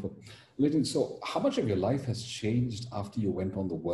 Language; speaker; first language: English; non-native, local second language; Tamil